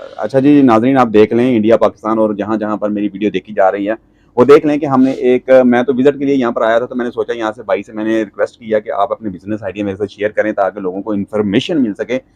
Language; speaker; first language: Urdu; non-native, local second language; Punjabi